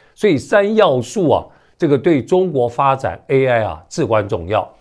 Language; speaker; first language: Chinese; native; Chinese